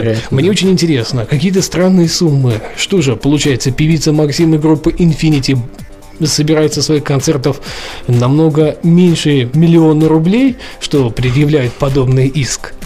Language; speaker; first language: Russian; native; Russian